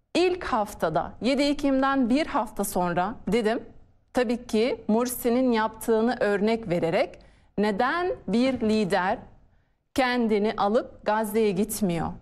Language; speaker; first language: Turkish; non-native, fluent; Arabic